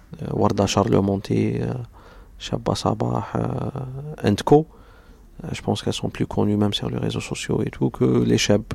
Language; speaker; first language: French; non-native, local second language; Arabic